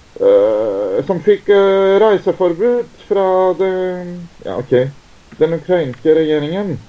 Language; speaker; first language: Norwegian; non-native, fluent; Greek